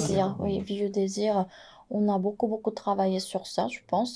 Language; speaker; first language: French; non-native, fluent; Korean